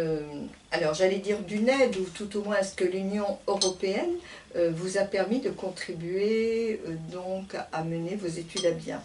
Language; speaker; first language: French; native; French